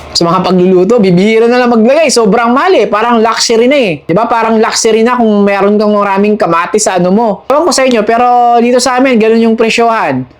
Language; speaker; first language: Filipino; non-native, local second language; Masbatenyo